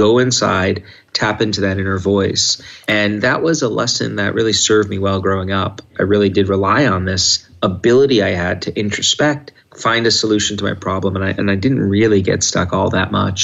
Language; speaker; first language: English; native; English